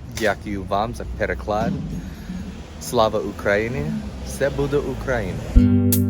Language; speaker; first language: Ukrainian; non-native, fluent; English